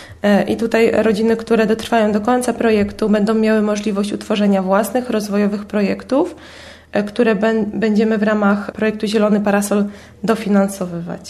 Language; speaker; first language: Polish; native; Polish